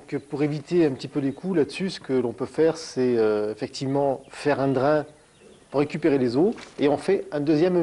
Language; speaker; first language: French; native; French